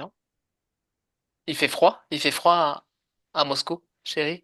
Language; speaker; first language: French; native; French